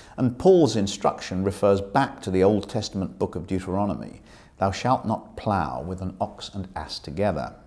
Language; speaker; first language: English; native; English